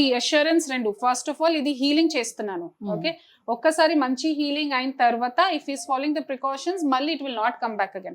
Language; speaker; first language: Telugu; non-native, learner; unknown